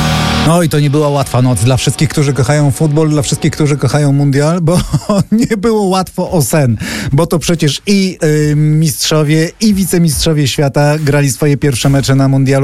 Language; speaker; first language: Polish; native; Polish